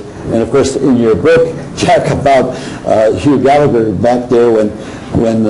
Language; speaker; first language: English; native; English